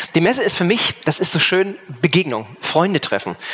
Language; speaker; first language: German; native; German